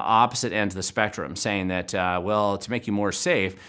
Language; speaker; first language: English; native; English